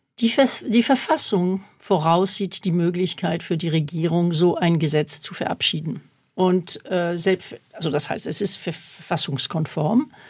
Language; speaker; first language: German; non-native, fluent; French